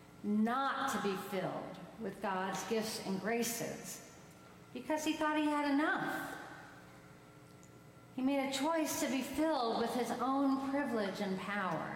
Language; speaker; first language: English; native; English